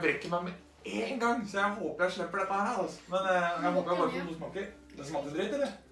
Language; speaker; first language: Norwegian; native; Norwegian